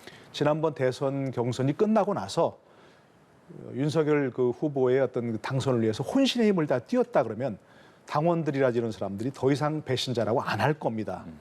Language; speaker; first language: Korean; native; Korean